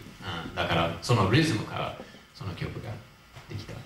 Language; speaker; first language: Japanese; non-native, fluent; English